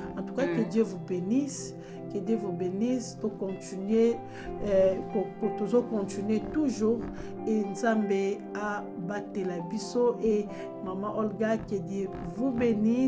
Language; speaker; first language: French; non-native, local second language; Lingala